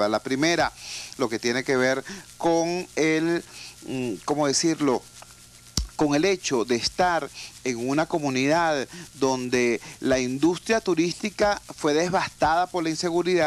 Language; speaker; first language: Spanish; native; Spanish